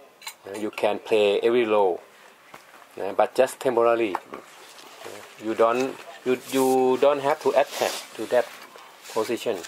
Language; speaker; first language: English; non-native, learner; Thai